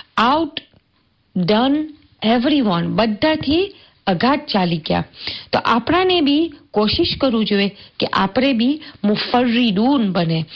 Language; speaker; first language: Gujarati; early bilingual, heritage; Gujarati